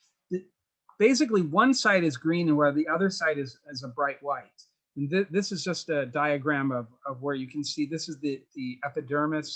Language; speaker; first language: English; native; English